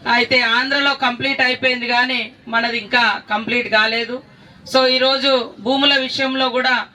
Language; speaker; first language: Telugu; native; Telugu